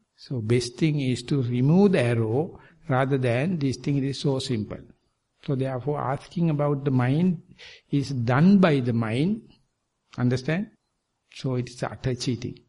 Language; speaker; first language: English; non-native, local second language; Sinhala